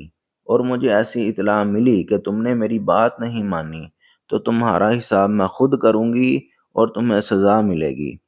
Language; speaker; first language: Urdu; native; Urdu